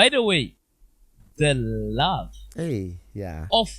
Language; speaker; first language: English; non-native, local second language; Zulu